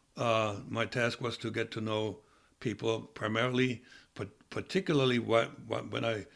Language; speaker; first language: English; non-native, fluent; German